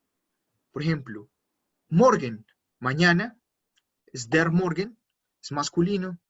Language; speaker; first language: Spanish; native; Spanish